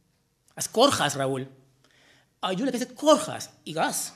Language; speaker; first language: Hungarian; non-native, fluent; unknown